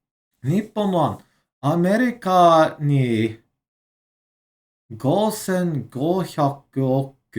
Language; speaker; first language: Japanese; non-native, learner; English